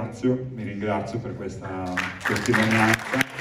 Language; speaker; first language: Italian; native; Italian